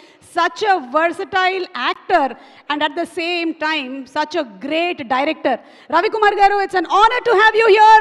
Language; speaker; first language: Telugu; native; Telugu